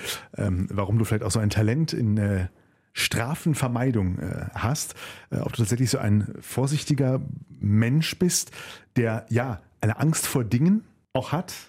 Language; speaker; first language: German; native; German